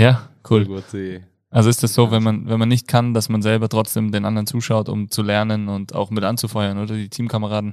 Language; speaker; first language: German; native; German